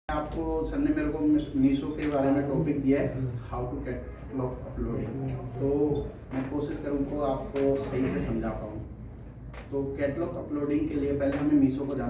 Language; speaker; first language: Hindi; native; Hindi